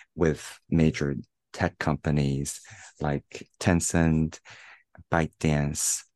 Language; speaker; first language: English; non-native, fluent; Chinese